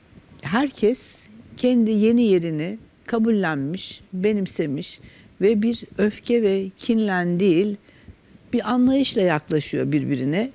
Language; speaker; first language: Turkish; native; Turkish